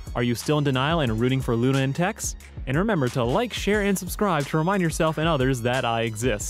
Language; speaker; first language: English; native; English